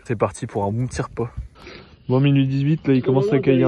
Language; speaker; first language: French; native; French